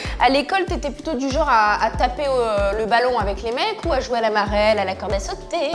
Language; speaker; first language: French; early bilingual, other home language; Arabic